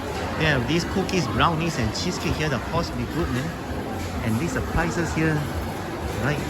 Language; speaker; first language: English; native; English